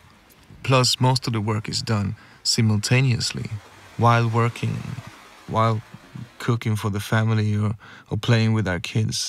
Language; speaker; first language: English; non-native, fluent; Swedish